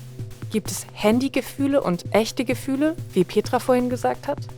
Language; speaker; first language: German; native; German